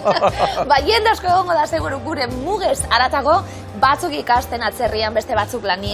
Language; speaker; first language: Basque; native; Basque